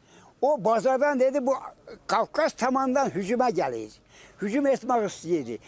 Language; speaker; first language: Turkish; native; Turkish